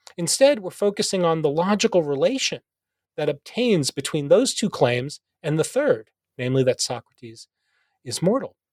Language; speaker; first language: English; native; English